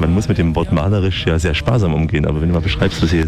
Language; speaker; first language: German; native; German